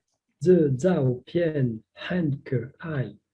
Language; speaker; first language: Chinese; non-native, learner; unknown